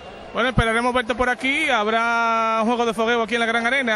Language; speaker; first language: Spanish; native; Spanish